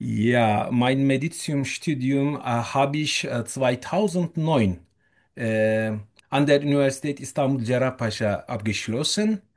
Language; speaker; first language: German; non-native, fluent; Turkish